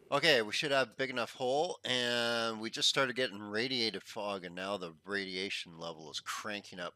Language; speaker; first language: English; native; English